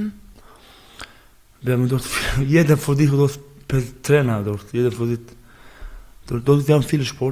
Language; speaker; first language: German; non-native, learner; Baluchi